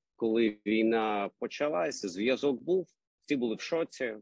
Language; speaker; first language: Ukrainian; non-native, local second language; Russian